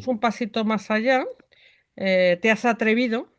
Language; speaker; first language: Spanish; native; Spanish